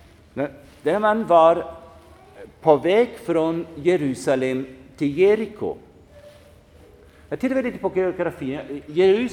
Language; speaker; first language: Swedish; non-native, fluent; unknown